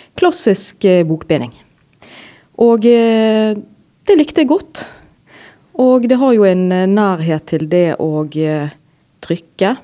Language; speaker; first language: Norwegian; native; Norwegian